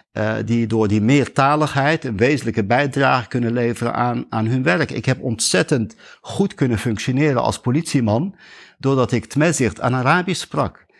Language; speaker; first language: Dutch; early bilingual, other home language; Riffian